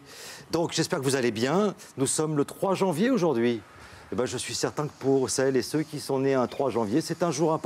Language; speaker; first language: French; native; French